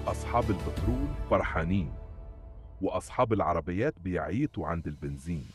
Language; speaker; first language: Arabic; native; Arabic